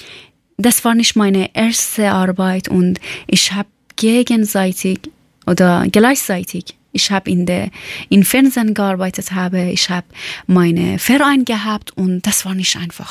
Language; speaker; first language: German; non-native, learner; Persian